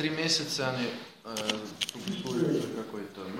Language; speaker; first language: Russian; non-native, learner; Dutch